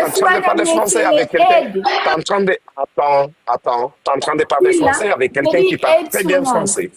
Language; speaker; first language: French; non-native, learner; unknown